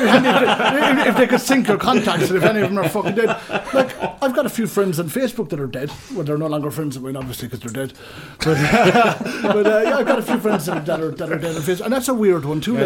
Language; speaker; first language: English; native; English